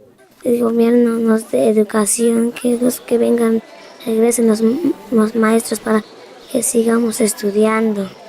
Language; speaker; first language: Spanish; non-native, local second language; Tzotzil